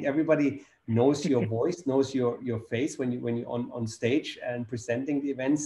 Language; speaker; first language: English; non-native, fluent; German